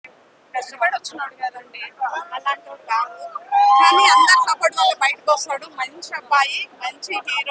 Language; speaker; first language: Telugu; native; Telugu